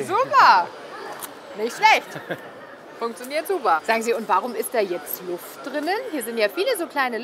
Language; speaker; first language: German; native; German